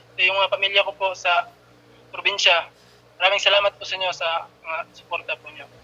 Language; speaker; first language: Filipino; non-native, local second language; Cebuano